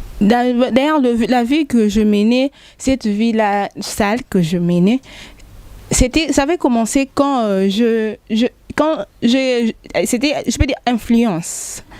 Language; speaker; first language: French; non-native, local second language; Lingala